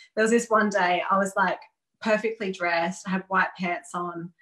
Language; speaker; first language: English; native; English